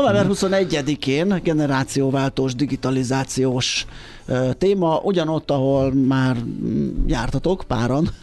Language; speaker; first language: Hungarian; native; Hungarian